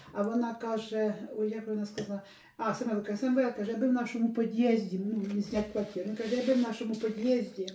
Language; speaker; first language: Ukrainian; native; Ukrainian